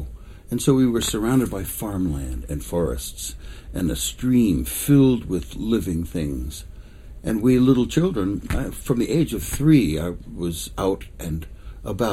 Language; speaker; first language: English; native; English